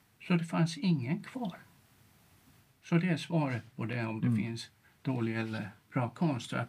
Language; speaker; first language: Swedish; non-native, local second language; Finnish